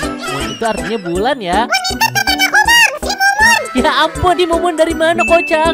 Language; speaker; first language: Indonesian; native; Indonesian